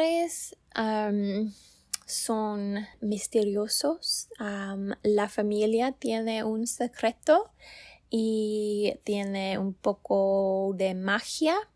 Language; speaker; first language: Spanish; non-native, learner; English